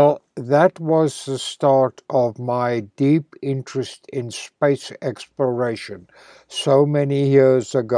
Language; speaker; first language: English; native; English